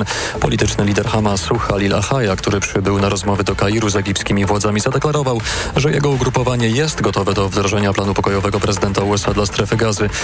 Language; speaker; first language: Polish; native; Polish